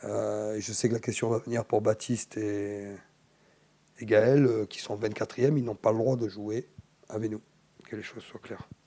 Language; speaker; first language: French; native; French